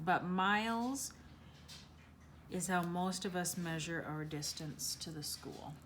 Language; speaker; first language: English; native; English